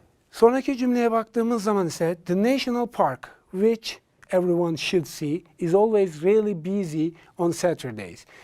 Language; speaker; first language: English; non-native, fluent; Turkish